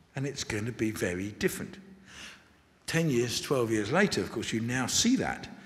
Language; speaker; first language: English; native; English